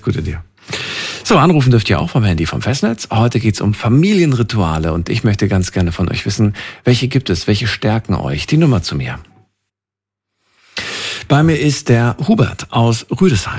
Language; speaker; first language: German; native; German